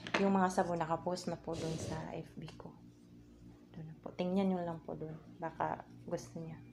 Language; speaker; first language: Filipino; non-native, local second language; Cebuano